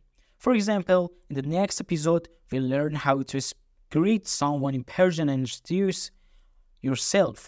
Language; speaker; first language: English; non-native, fluent; Persian